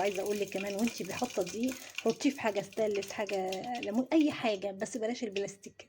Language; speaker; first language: Arabic; native; Arabic